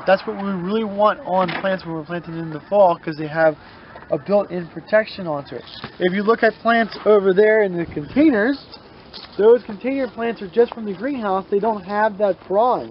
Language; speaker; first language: English; native; English